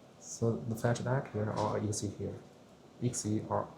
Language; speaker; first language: English; non-native, learner; Chinese